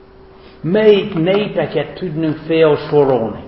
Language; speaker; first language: Hungarian; non-native, fluent; English